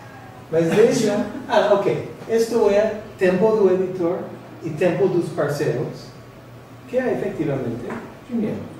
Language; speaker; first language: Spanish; non-native, fluent; English